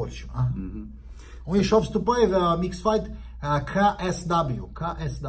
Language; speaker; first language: Russian; non-native, learner; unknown